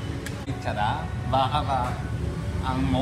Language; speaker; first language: Vietnamese; non-native, learner; Japanese